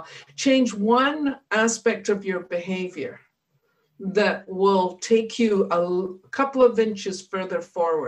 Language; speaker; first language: English; native; English